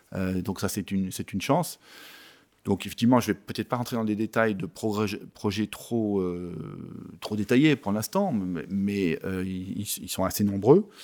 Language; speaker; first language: French; native; French